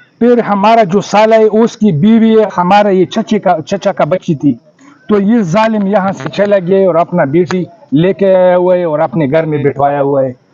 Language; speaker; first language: Urdu; non-native, local second language; Pashto